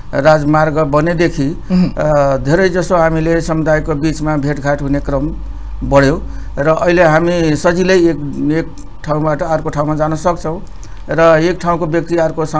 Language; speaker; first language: Nepali; non-native, local second language; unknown